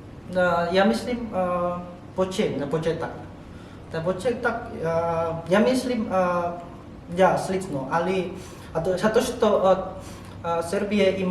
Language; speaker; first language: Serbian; non-native, learner; Indonesian